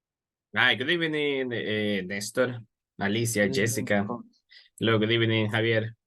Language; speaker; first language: English; non-native, fluent; Spanish